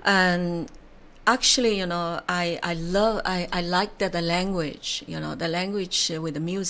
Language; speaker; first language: English; non-native, learner; Chinese